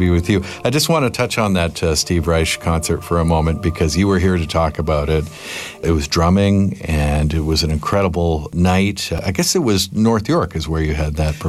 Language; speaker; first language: English; native; English